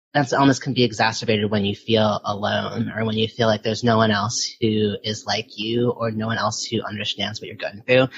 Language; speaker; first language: English; early bilingual, other home language; Filipino